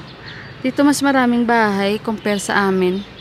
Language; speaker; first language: Filipino; native; Filipino